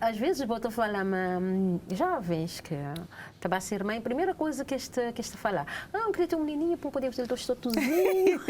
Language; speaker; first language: Portuguese; non-native, local second language; Kabuverdianu